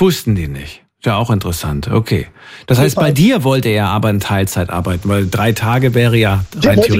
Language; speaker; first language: German; native; German